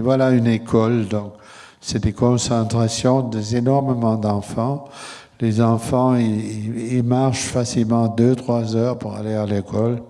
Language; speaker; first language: French; non-native, fluent; German